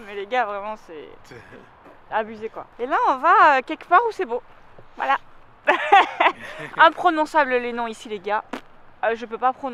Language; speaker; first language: French; native; French